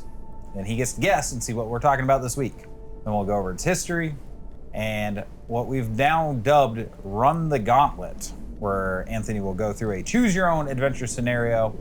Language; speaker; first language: English; native; English